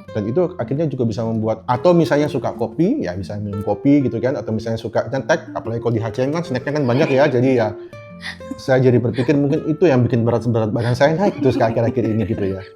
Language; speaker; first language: Indonesian; native; Indonesian